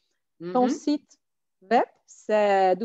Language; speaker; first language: French; non-native, fluent; German